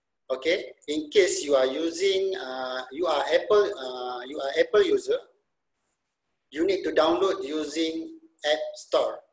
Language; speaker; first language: English; non-native, local second language; Malay